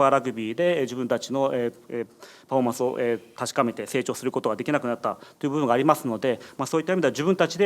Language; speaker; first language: Japanese; native; Japanese